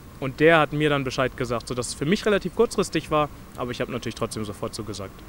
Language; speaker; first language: German; native; German